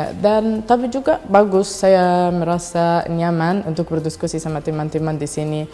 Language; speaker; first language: Indonesian; non-native, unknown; Arabic